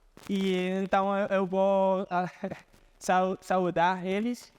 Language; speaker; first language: Portuguese; non-native, fluent; Spanish